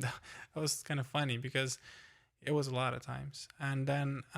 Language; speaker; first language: English; non-native, fluent; Ukrainian